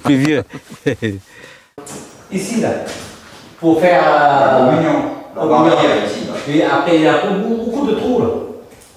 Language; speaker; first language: French; early bilingual, other home language; Vietnamese